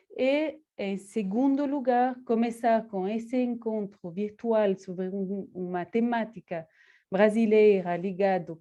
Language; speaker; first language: Portuguese; non-native, fluent; Spanish